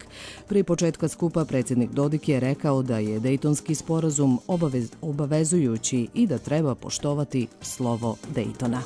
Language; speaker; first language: Croatian; native; Croatian